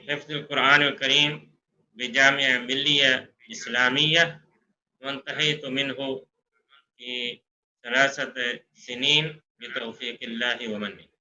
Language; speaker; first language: Arabic; non-native, fluent; Urdu